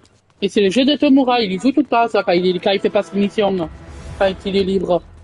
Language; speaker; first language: French; native; French